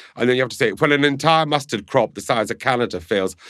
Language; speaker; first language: English; native; English